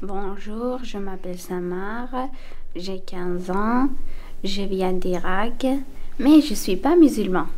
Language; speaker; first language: French; non-native, learner; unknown